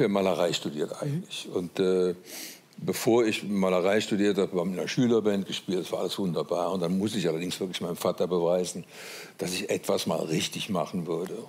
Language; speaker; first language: German; native; German